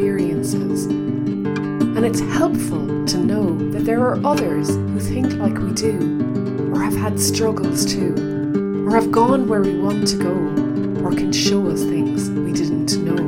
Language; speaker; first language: English; native; English